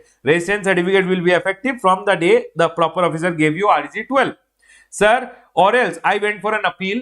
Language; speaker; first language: English; non-native, local second language; Hindi